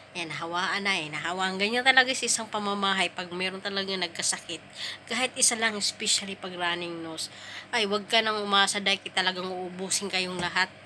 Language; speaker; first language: Filipino; non-native, local second language; Waray